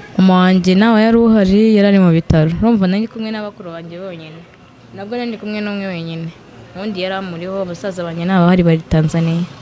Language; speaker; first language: Kinyarwanda; native; Kinyarwanda